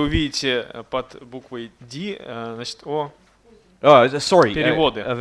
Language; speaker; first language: Russian; native; Russian